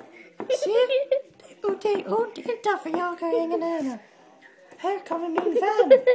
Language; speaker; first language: Swedish; non-native, learner; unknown